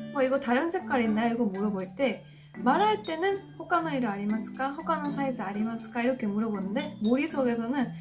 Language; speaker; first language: Korean; non-native, fluent; Japanese